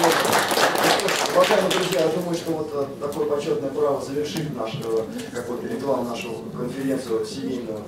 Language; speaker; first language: Russian; native; Russian